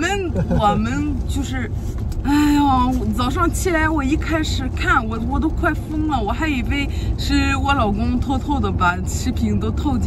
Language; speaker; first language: Chinese; non-native, fluent; French